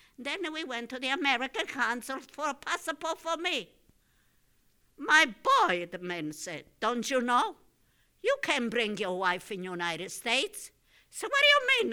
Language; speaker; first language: English; non-native, fluent; Italian